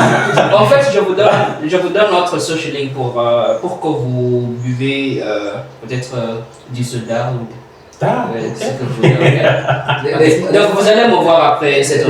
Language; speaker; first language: French; non-native, learner; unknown